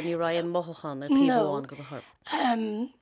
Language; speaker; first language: Irish; native; Irish